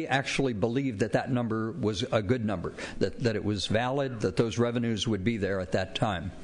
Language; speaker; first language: English; native; English